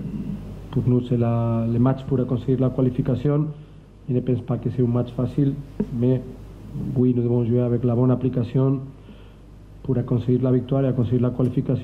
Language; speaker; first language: French; non-native, learner; Spanish